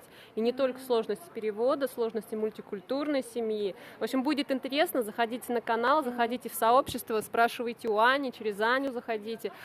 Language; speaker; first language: Russian; native; Russian